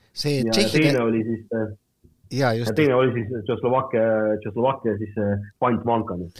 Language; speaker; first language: Estonian; non-native, local second language; Russian